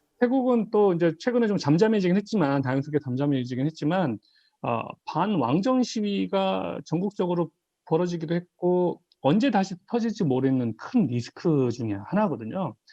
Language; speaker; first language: Korean; native; Korean